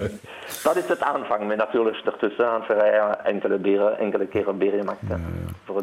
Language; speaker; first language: German; non-native, learner; Dutch